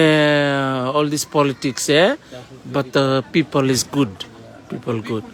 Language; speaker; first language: English; non-native, local second language; Fijian